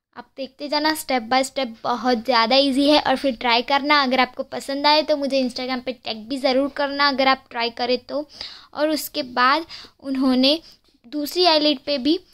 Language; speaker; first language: Hindi; non-native, local second language; Gujarati